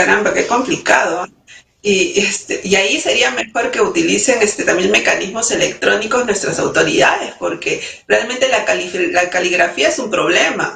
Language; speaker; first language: Spanish; native; Spanish